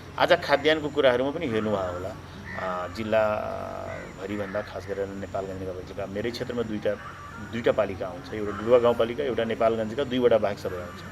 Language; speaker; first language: Nepali; non-native, local second language; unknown